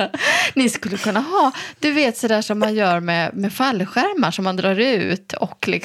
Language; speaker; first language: Swedish; native; Swedish